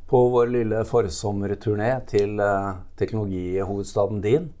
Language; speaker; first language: Norwegian; native; Norwegian